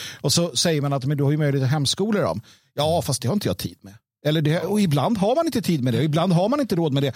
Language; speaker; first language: Swedish; native; Swedish